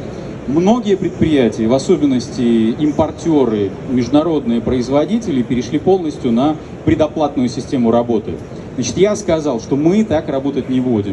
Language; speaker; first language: Russian; native; Russian